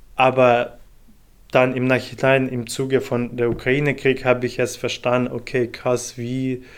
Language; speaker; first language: German; non-native, fluent; Ukrainian